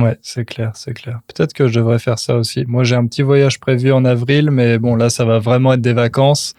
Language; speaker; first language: French; native; French